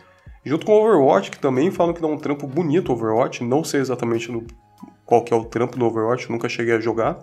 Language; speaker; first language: Portuguese; native; Portuguese